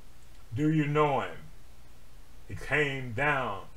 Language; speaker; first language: English; native; English